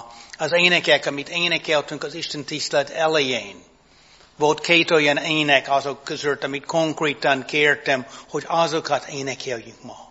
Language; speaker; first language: Hungarian; non-native, fluent; English